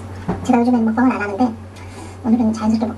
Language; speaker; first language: Korean; native; Korean